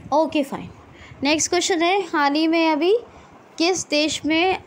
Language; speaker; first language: Hindi; native; Hindi